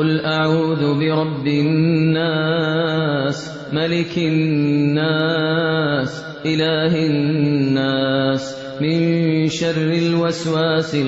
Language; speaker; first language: Arabic; native; Arabic